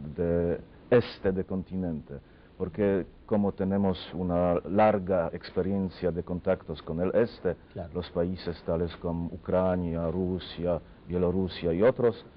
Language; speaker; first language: Spanish; non-native, fluent; Polish